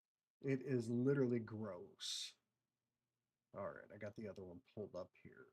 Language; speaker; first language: English; native; English